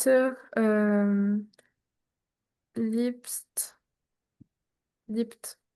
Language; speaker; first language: German; non-native, learner; French